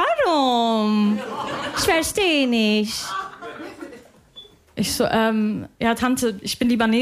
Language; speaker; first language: German; early bilingual, other home language; Arabic